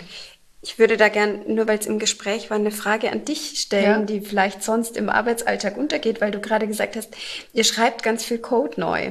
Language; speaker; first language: German; native; German